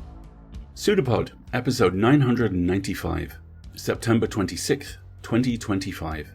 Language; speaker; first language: English; native; English